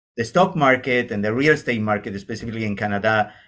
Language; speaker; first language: English; non-native, fluent; Spanish